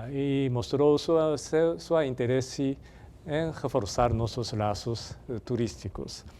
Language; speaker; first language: Portuguese; non-native, fluent; Japanese